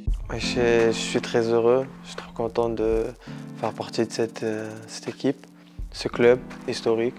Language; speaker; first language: French; non-native, local second language; Arabic